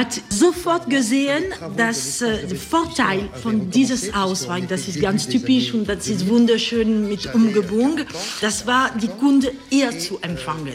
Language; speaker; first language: German; non-native, learner; French